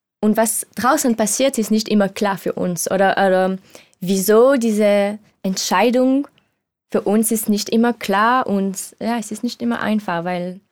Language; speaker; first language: German; non-native, learner; French